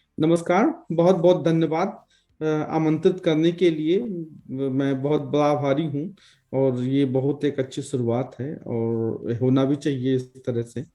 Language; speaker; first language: Hindi; native; Hindi